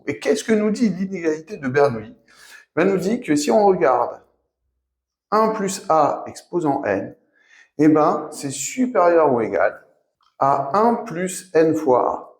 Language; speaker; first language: French; native; French